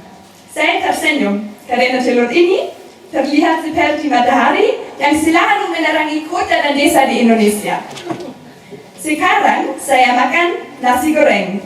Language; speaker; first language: Indonesian; non-native, learner; German